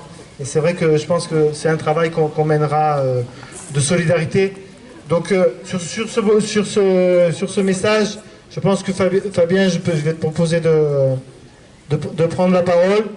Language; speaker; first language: French; native; French